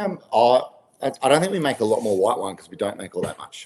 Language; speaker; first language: English; native; English